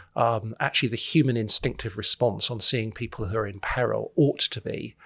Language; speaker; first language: English; native; English